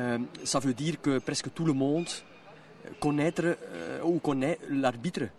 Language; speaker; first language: French; non-native, local second language; Dutch